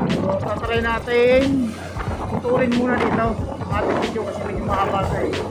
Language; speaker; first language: Filipino; native; Filipino